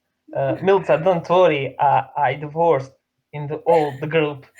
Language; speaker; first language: English; non-native, learner; Serbian